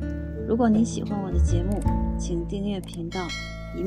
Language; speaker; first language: Chinese; native; Chinese